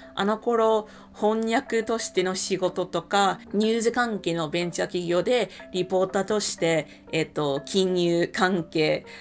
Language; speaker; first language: Japanese; non-native, fluent; English